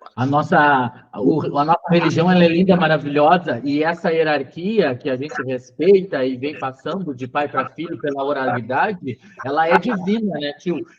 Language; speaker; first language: Portuguese; native; Portuguese